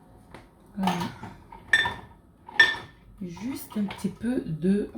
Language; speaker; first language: French; non-native, local second language; Arabic